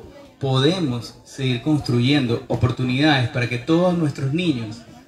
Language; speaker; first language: Spanish; native; Spanish